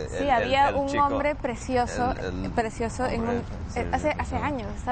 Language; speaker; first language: Spanish; native; Spanish